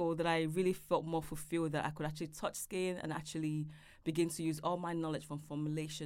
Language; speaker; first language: English; non-native, local second language; Yoruba